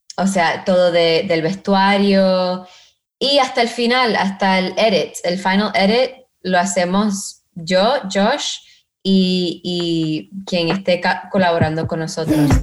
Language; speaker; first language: Spanish; early bilingual, heritage; Spanish